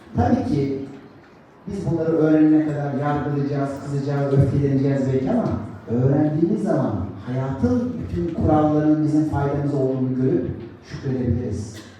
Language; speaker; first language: Turkish; native; Turkish